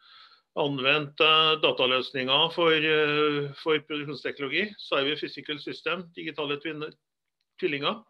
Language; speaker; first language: Norwegian; native; Norwegian